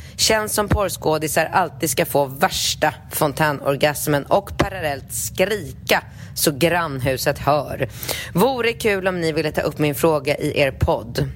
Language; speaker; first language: Swedish; early bilingual, other home language; Polish